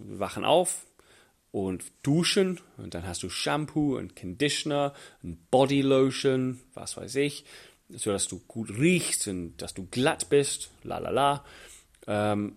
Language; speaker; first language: German; non-native, fluent; English